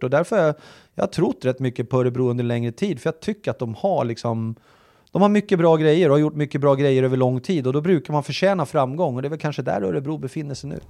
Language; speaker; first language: Swedish; native; Swedish